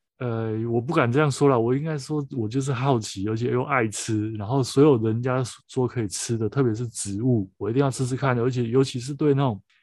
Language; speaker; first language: Chinese; native; Chinese